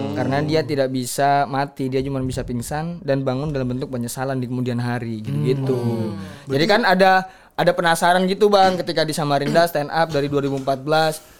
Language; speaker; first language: Indonesian; non-native, local second language; Javanese